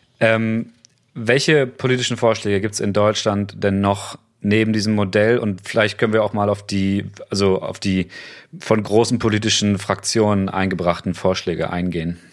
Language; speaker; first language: German; native; German